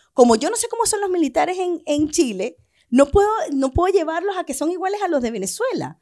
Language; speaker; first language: Spanish; native; Spanish